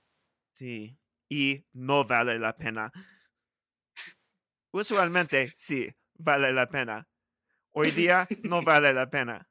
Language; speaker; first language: Spanish; non-native, learner; English